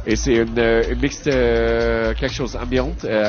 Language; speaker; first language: French; non-native, learner; English